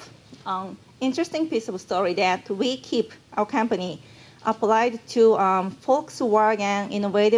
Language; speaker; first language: English; non-native, fluent; Japanese